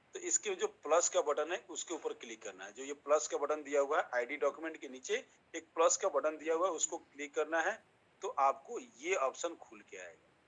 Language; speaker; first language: Hindi; native; Hindi